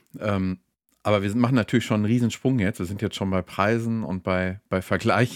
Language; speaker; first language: German; native; German